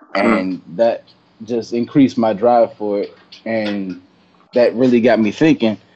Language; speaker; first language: English; native; English